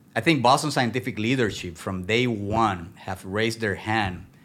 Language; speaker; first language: English; non-native, fluent; Spanish